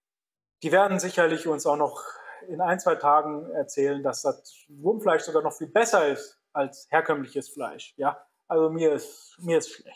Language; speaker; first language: German; native; German